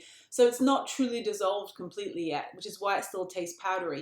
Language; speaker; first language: English; native; English